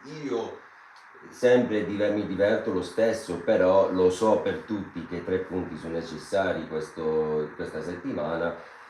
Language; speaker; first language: Italian; non-native, fluent; English